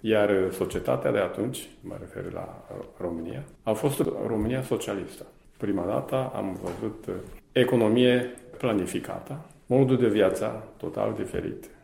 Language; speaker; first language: Romanian; non-native, fluent; Japanese